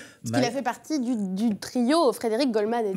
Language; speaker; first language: French; native; French